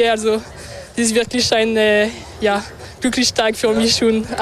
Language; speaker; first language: German; non-native, local second language; French